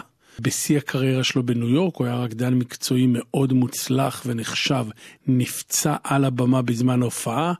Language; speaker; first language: Hebrew; native; Hebrew